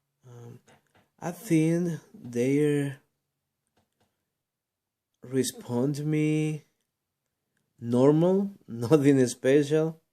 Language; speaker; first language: English; non-native, learner; Spanish